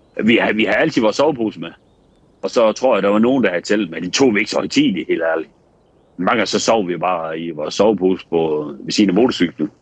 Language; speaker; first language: Danish; native; Danish